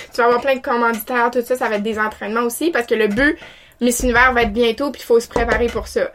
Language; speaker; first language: French; native; French